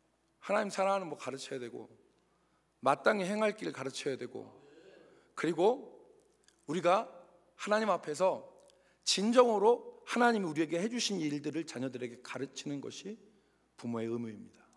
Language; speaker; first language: Korean; native; Korean